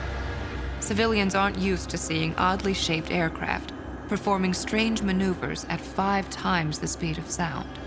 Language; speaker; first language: English; native; English